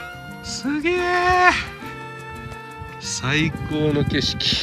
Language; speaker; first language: Japanese; native; Japanese